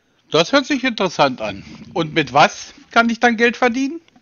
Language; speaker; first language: German; native; German